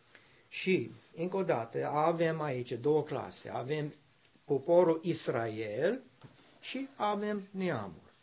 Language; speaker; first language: Romanian; non-native, learner; English